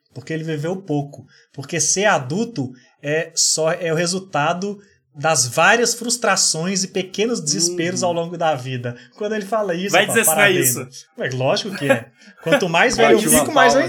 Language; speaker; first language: Portuguese; native; Portuguese